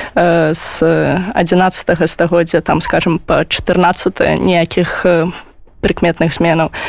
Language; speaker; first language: Belarusian; non-native, local second language; Russian